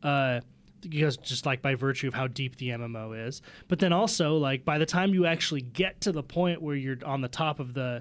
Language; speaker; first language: English; native; English